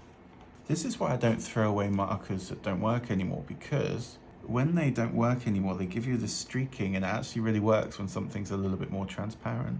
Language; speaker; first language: English; native; English